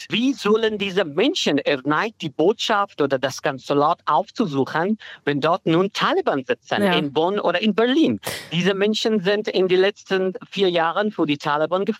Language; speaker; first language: German; non-native, learner; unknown